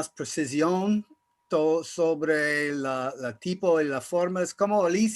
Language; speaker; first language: Spanish; non-native, fluent; English